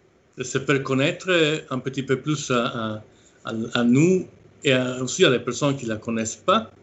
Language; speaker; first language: French; non-native, fluent; Italian